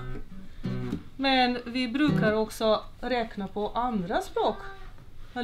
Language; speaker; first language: Swedish; non-native, fluent; Slovenian